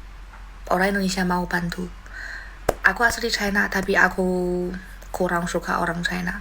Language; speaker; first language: Indonesian; non-native, fluent; Chinese